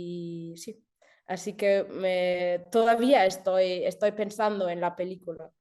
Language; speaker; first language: Spanish; early bilingual, heritage; German